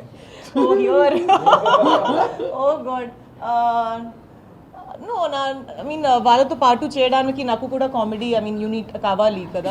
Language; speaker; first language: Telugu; non-native, learner; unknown